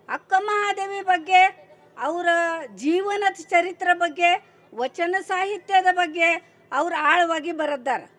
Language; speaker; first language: Kannada; non-native, local second language; Marathi